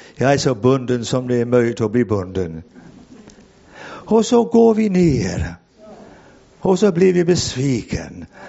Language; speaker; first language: Swedish; non-native, fluent; English